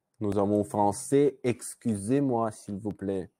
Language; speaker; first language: French; non-native, learner; Russian